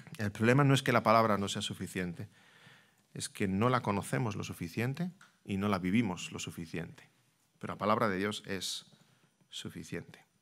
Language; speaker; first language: Spanish; native; Spanish